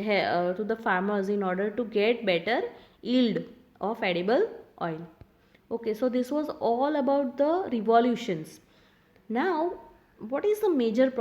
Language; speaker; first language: English; non-native, local second language; Hindi